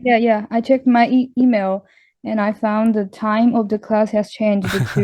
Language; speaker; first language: English; non-native, learner; Chinese